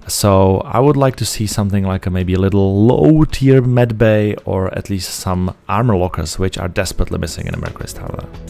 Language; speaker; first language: English; non-native, fluent; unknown